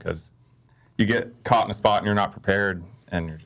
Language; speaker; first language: English; native; English